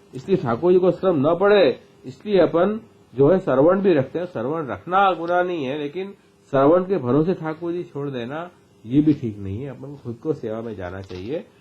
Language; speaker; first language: Hindi; non-native, local second language; Gujarati